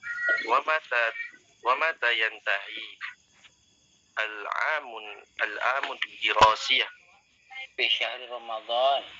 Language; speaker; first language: Arabic; non-native, learner; Indonesian